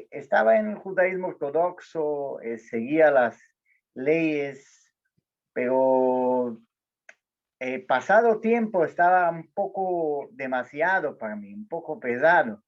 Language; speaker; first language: Spanish; non-native, fluent; Portuguese